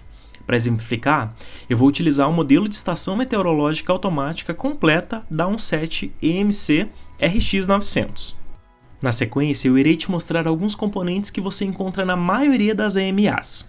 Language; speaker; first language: Portuguese; native; Portuguese